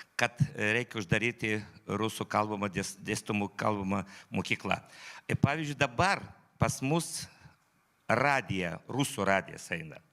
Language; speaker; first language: Lithuanian; non-native, local second language; Polish